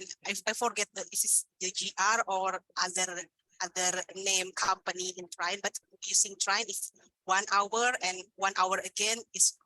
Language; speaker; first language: English; non-native, learner; Indonesian